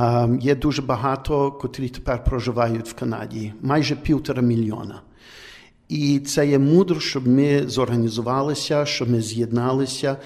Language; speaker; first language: Ukrainian; early bilingual, heritage; Ukrainian